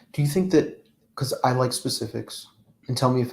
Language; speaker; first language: English; native; English